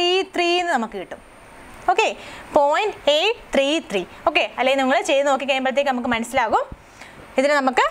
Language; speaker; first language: Malayalam; native; Malayalam